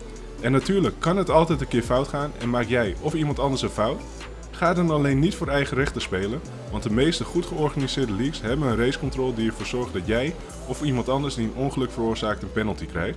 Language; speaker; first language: Dutch; native; Dutch